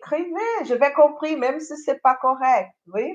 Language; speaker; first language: French; non-native, fluent; Portuguese